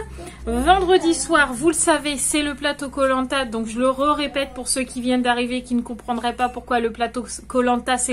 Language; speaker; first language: French; native; French